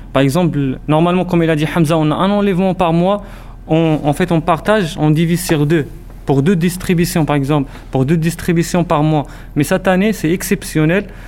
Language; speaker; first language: French; non-native, local second language; Arabic